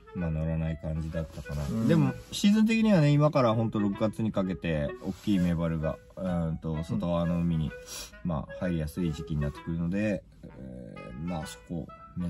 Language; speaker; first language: Japanese; native; Japanese